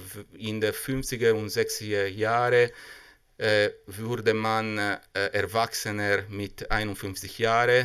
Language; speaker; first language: German; non-native, fluent; Italian